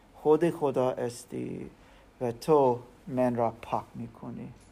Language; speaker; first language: Persian; non-native, learner; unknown